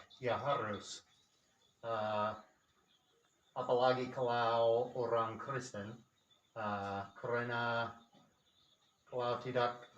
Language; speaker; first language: Indonesian; non-native, fluent; English